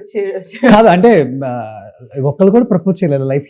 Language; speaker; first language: Telugu; native; Telugu